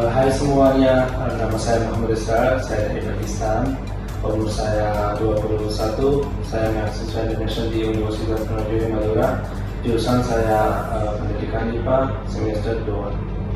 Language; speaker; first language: Indonesian; non-native, learner; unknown